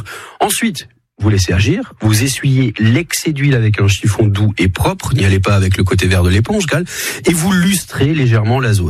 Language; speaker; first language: French; native; French